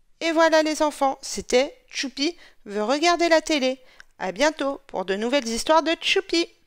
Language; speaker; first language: French; native; French